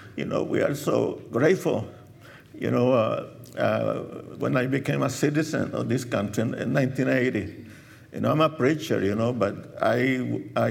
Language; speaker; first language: English; non-native, fluent; Spanish